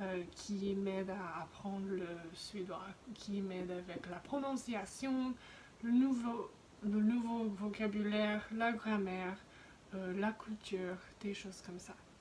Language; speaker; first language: French; non-native, fluent; English